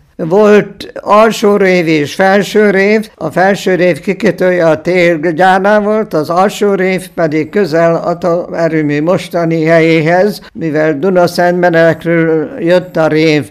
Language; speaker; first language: Hungarian; non-native, local second language; German